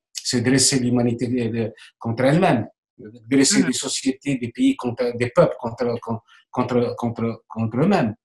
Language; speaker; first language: French; non-native, local second language; Arabic